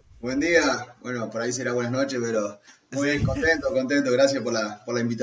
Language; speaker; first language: Spanish; native; Spanish